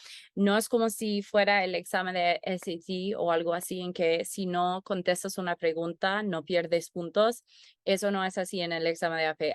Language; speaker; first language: Spanish; non-native, fluent; English